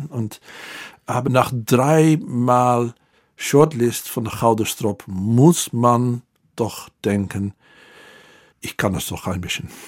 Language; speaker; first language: German; non-native, fluent; Dutch